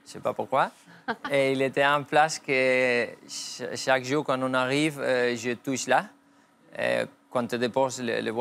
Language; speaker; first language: French; non-native, fluent; Spanish